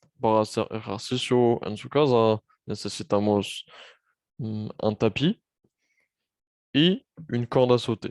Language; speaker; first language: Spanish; non-native, learner; French